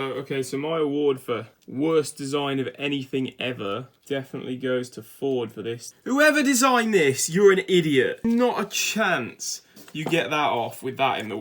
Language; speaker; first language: English; native; English